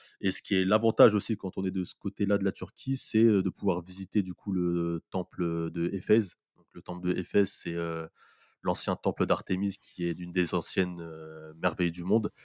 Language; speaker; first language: French; native; French